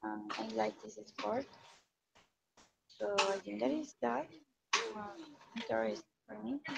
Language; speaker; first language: English; non-native, learner; Spanish